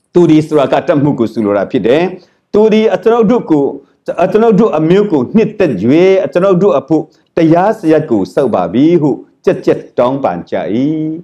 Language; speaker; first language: Burmese; non-native, local second language; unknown